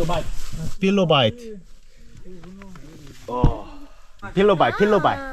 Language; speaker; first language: English; non-native, learner; Korean